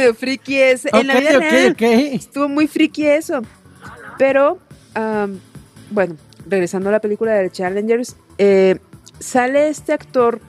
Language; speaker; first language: Spanish; native; Spanish